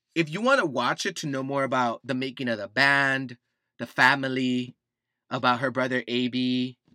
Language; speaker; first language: English; early bilingual, other home language; Spanish